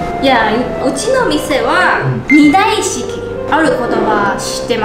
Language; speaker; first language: Japanese; non-native, learner; Chinese